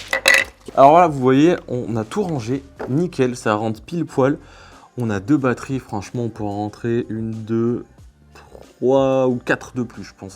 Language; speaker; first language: French; native; French